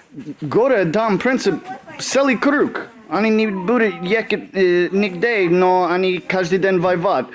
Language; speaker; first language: Russian; non-native, learner; English